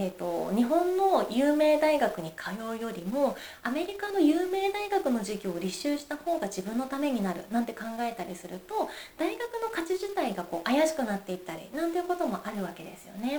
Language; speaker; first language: Japanese; native; Japanese